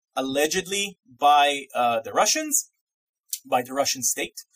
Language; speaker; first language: English; non-native, fluent; Hebrew